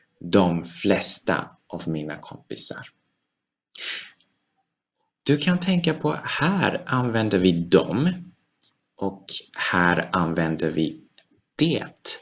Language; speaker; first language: Swedish; non-native, fluent; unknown